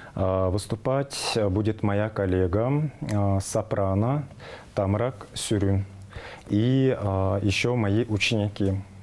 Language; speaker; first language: Russian; non-native, local second language; Tuvinian